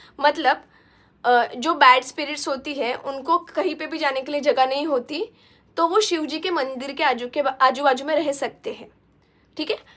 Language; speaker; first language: Hindi; non-native, local second language; Marathi